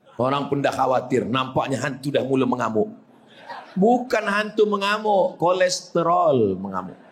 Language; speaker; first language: Malay; native; Malay